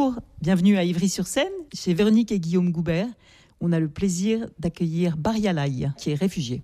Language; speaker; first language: French; native; French